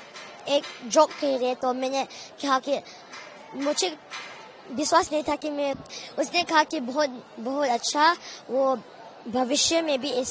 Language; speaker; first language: Hindi; non-native, local second language; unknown